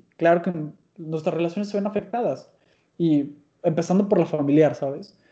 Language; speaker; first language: Spanish; native; Spanish